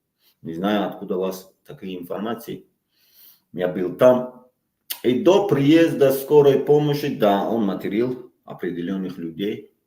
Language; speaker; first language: Russian; non-native, local second language; Tajik